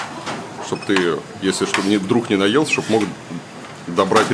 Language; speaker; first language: Russian; native; Russian